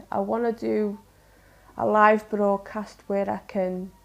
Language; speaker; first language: English; native; English